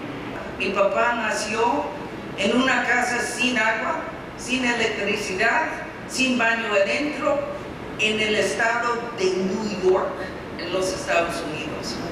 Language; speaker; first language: Spanish; non-native, fluent; English